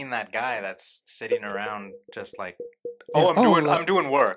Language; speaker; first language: English; native; English